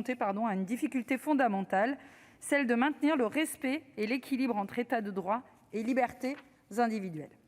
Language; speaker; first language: French; native; French